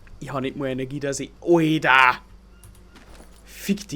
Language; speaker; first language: German; native; German